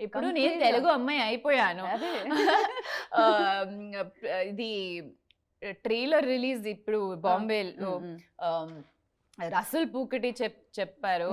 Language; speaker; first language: Telugu; non-native, learner; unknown